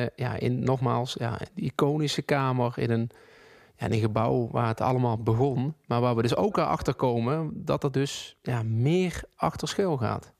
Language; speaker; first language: Dutch; native; Dutch